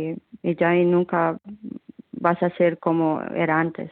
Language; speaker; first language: Spanish; non-native, fluent; Ukrainian